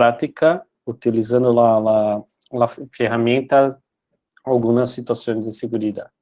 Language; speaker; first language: Spanish; non-native, learner; Portuguese